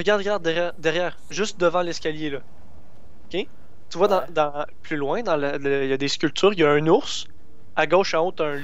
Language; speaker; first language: French; native; French